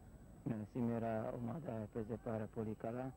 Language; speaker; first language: Greek; non-native, learner; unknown